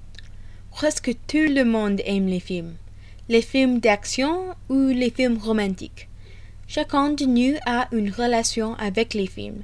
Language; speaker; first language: French; non-native, learner; English